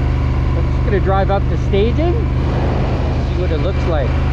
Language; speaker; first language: English; native; English